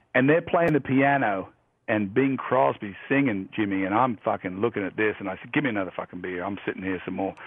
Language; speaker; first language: English; native; English